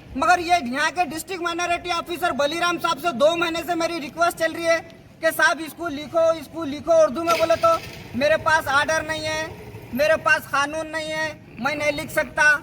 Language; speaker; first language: Hindi; non-native, local second language; Urdu